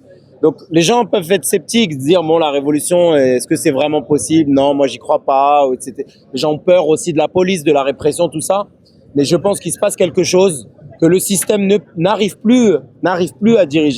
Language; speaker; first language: French; native; French